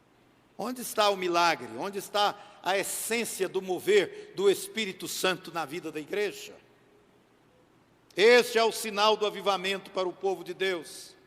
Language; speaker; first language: Portuguese; native; Portuguese